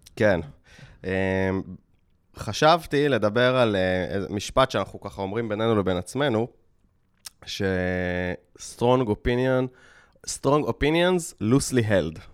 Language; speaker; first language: Hebrew; native; Hebrew